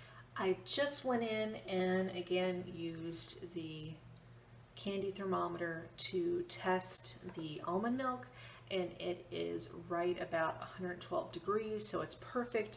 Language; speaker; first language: English; native; English